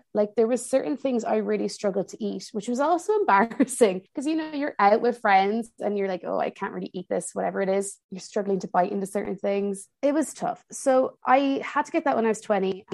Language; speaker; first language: English; native; English